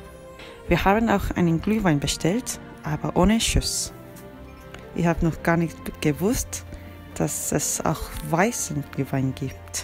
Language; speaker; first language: German; non-native, fluent; Korean